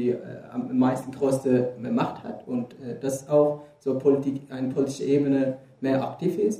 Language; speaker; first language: German; non-native, fluent; Kurdish